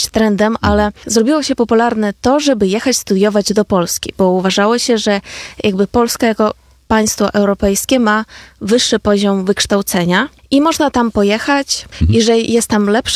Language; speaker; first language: Polish; non-native, fluent; Ukrainian